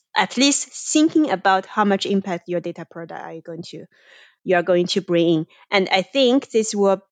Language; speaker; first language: English; non-native, fluent; Chinese